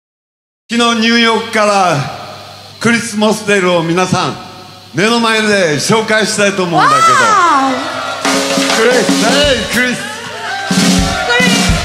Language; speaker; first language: Japanese; native; Japanese